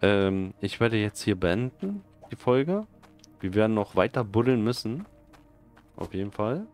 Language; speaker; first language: German; native; German